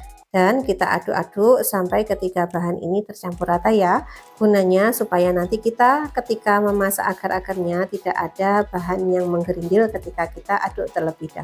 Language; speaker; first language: Indonesian; native; Indonesian